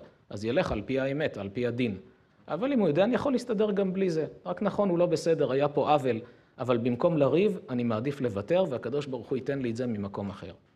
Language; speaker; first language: Hebrew; native; Hebrew